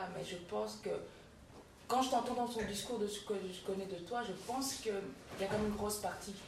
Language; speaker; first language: French; non-native, local second language; Kinyarwanda